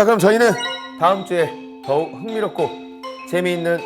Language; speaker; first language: Korean; native; Korean